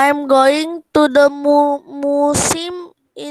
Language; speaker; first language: English; non-native, learner; Indonesian